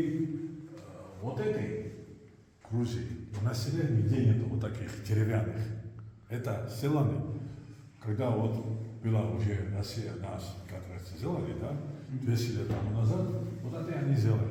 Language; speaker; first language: Russian; non-native, fluent; Georgian